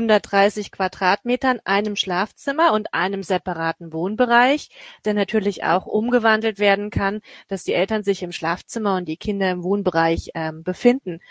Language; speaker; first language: German; native; German